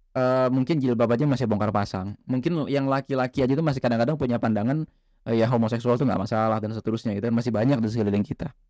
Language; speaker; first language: Indonesian; native; Indonesian